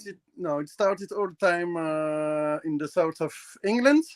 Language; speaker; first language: English; non-native, learner; French